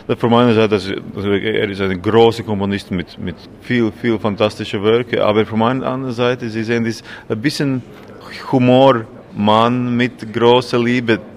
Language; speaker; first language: German; non-native, learner; Latvian